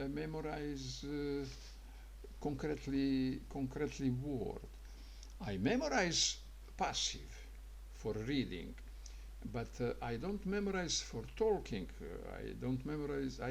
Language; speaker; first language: English; non-native, learner; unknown